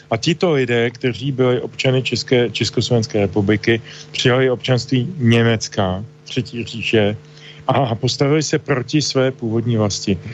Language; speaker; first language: Czech; native; Czech